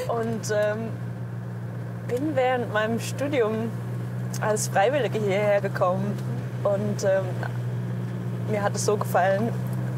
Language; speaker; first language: German; native; German